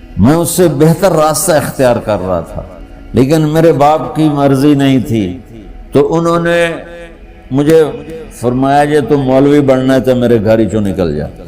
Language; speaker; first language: Urdu; non-native, local second language; Punjabi